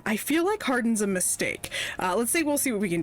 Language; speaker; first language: English; native; English